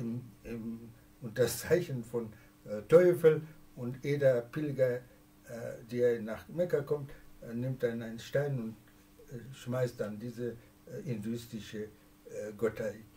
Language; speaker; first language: German; non-native, fluent; Persian